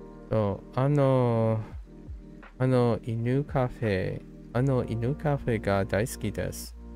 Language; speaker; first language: Japanese; non-native, learner; English